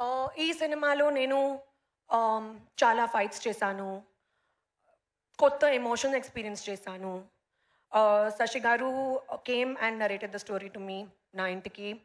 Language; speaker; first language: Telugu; non-native, learner; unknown